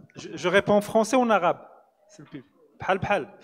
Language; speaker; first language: French; non-native, local second language; Arabic